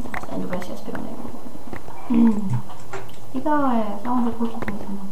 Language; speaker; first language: Bulgarian; native; Bulgarian